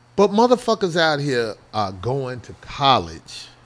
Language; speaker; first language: English; native; English